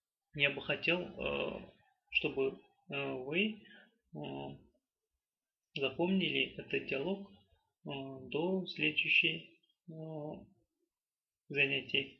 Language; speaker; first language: Russian; non-native, local second language; Tajik